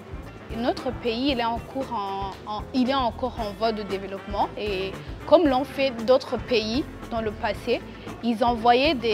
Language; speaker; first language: French; non-native, local second language; Rundi